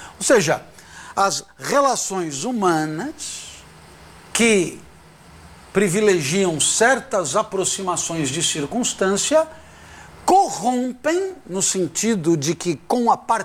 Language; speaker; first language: Portuguese; native; Portuguese